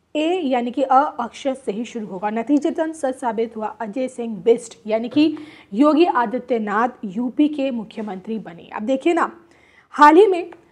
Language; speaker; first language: Hindi; native; Hindi